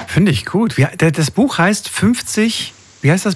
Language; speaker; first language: German; native; German